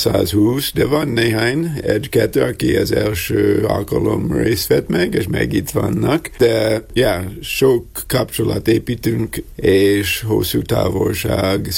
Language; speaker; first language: Hungarian; non-native, learner; English